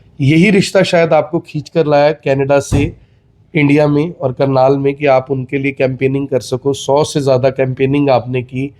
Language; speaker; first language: Hindi; native; Hindi